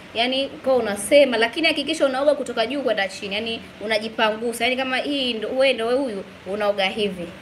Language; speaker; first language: Swahili; native; Swahili